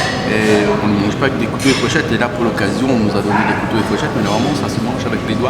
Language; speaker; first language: French; native; French